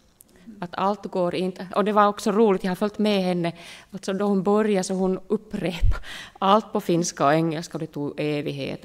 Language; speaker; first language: Swedish; non-native, local second language; Finnish